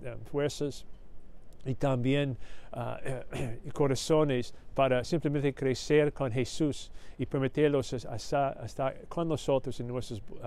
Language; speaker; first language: Spanish; non-native, learner; English